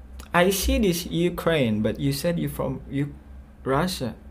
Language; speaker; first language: English; non-native, learner; Indonesian